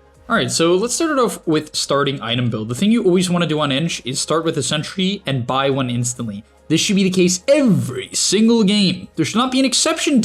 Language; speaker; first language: English; native; English